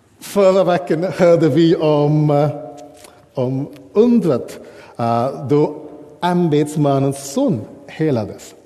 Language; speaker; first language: Swedish; non-native, fluent; English